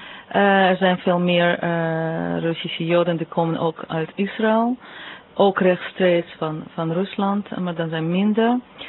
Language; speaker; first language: Dutch; non-native, fluent; Russian